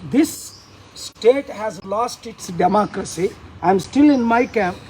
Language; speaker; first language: English; non-native, local second language; Telugu